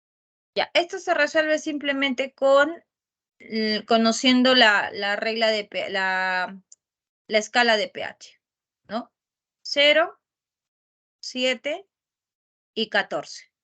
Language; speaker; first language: Spanish; native; Spanish